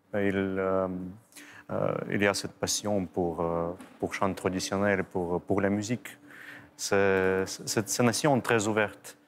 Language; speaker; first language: French; non-native, fluent; Ukrainian